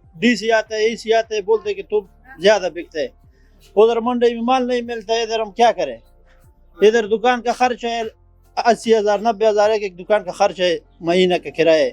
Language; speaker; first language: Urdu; non-native, local second language; Pashto